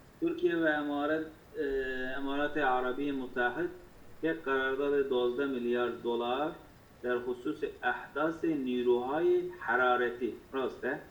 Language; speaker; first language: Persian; non-native, learner; Turkish